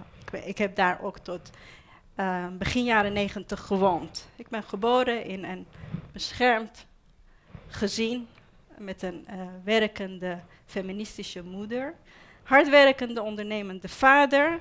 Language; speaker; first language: Dutch; non-native, fluent; Persian